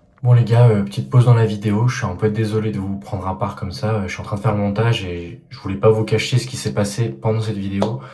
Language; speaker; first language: French; native; French